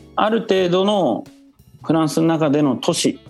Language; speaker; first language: Japanese; native; Japanese